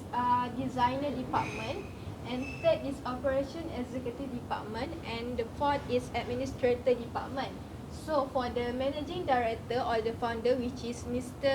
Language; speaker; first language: English; non-native, learner; Malay